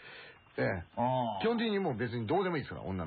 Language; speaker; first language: Japanese; native; Japanese